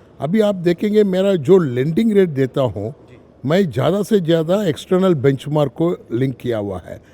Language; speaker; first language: Hindi; non-native, local second language; Tamil